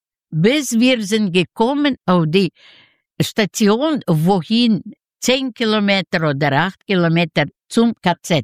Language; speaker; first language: German; non-native, fluent; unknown